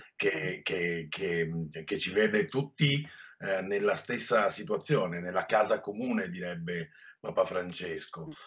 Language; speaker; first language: Italian; native; Italian